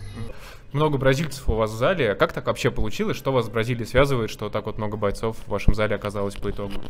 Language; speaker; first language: Russian; native; Russian